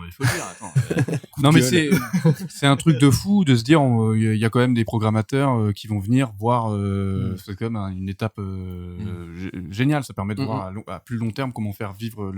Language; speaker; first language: French; native; French